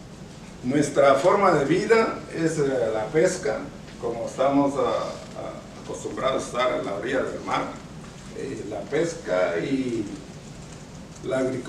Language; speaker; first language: Spanish; non-native, local second language; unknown